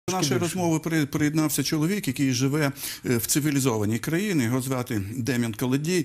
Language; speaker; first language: Ukrainian; native; Ukrainian